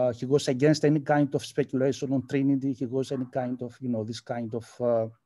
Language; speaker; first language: English; non-native, fluent; Greek